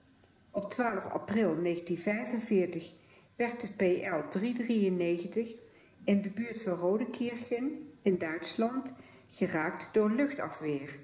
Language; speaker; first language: Dutch; native; Dutch